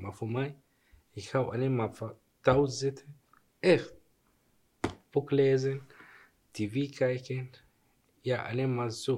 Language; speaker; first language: Dutch; non-native, learner; Arabic